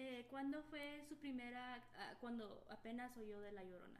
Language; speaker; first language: Spanish; early bilingual, heritage; Spanish